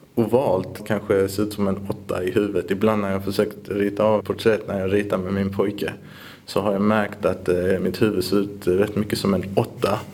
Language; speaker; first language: Swedish; early bilingual, other home language; Persian